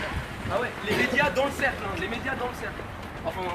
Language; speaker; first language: French; native; French